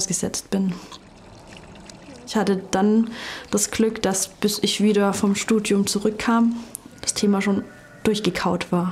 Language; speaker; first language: German; native; German